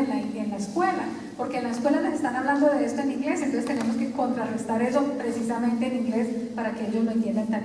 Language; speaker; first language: Spanish; native; Spanish